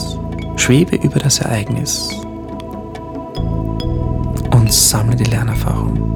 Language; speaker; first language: German; native; German